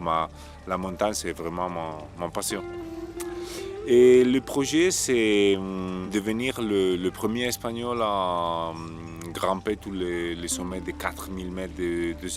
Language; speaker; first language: French; non-native, fluent; Spanish